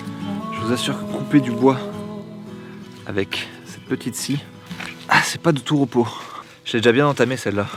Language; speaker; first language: French; native; French